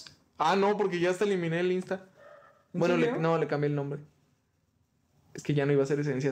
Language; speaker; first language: Spanish; native; Spanish